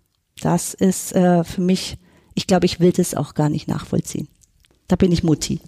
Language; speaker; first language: German; native; German